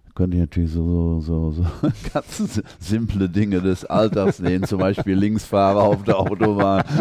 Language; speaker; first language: German; native; German